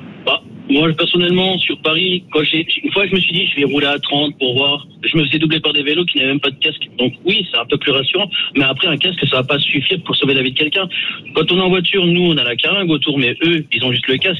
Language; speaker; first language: French; native; French